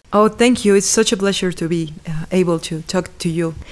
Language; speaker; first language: English; non-native, fluent; Spanish